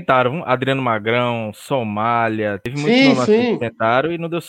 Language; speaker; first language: Portuguese; native; Portuguese